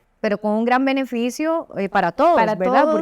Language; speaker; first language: Spanish; native; Spanish